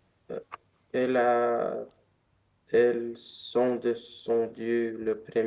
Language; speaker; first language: French; non-native, learner; Romanian